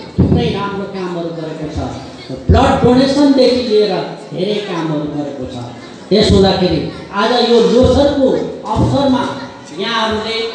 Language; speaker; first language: Nepali; non-native, local second language; Eastern Tamang